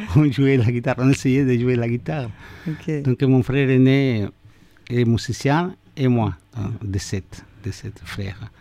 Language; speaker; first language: French; non-native, fluent; Spanish